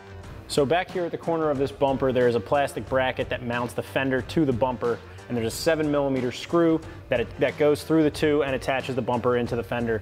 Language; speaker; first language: English; native; English